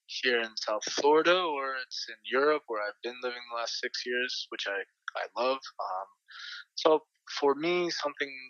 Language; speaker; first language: English; native; English